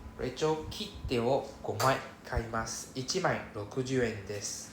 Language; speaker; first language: Japanese; non-native, fluent; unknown